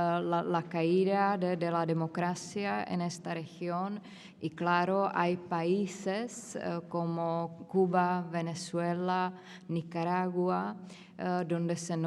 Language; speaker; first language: Spanish; non-native, fluent; Czech